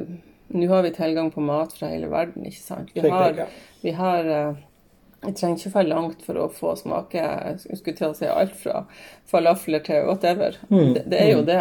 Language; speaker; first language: Norwegian; native; Norwegian